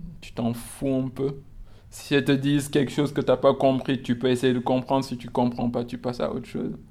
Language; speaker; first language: French; non-native, local second language; Wolof